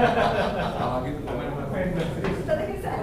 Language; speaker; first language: Indonesian; native; Indonesian